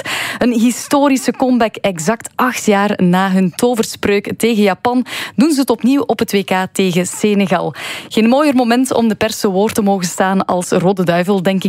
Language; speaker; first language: Dutch; native; Dutch